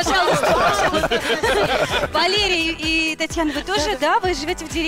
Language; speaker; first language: Russian; native; Russian